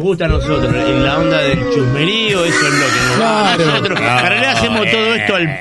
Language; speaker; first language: Spanish; native; Spanish